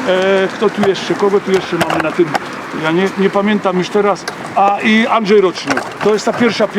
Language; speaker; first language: Polish; native; Polish